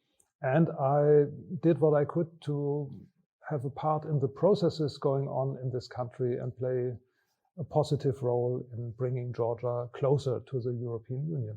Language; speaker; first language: English; non-native, fluent; German